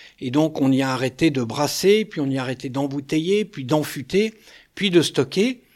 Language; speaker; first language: French; native; French